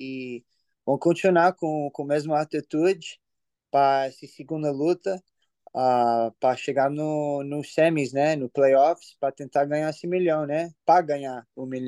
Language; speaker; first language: Portuguese; early bilingual, heritage; English